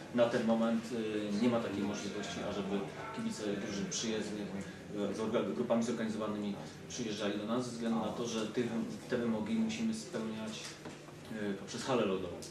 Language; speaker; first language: Polish; native; Polish